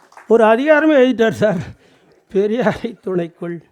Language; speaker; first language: Tamil; native; Tamil